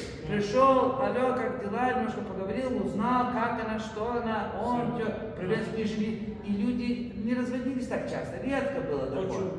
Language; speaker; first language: Russian; non-native, fluent; English